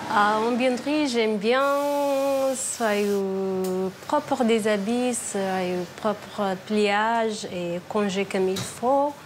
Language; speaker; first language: French; non-native, learner; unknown